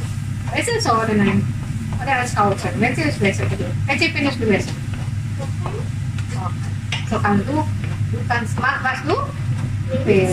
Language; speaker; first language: German; non-native, learner; Indonesian